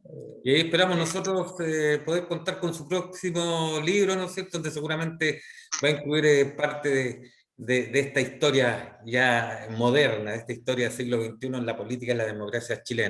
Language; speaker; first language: Spanish; native; Spanish